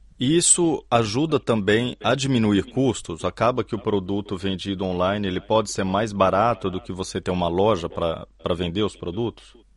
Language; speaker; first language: Portuguese; native; Portuguese